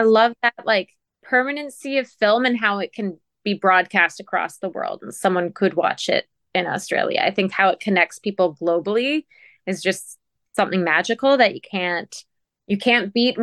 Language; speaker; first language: English; native; English